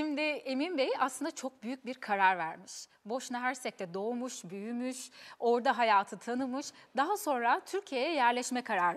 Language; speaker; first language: Turkish; native; Turkish